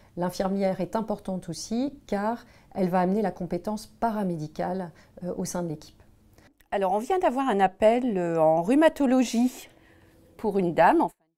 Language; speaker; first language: French; native; French